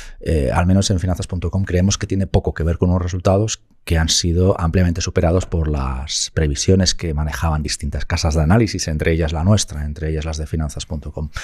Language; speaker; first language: Spanish; native; Spanish